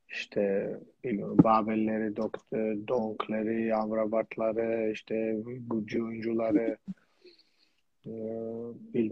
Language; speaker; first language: Turkish; non-native, fluent; Georgian